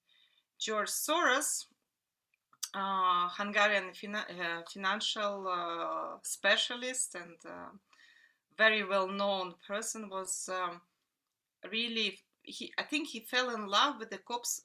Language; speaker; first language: English; non-native, fluent; Russian